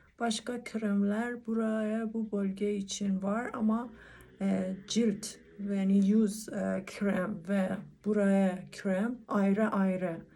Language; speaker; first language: Turkish; non-native, learner; Persian